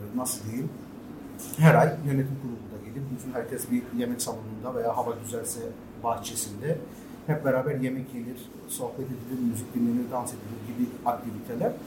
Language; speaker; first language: Turkish; non-native, local second language; Armenian